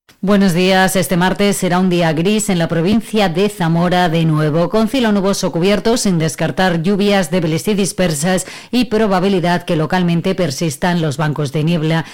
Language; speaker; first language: Spanish; native; Spanish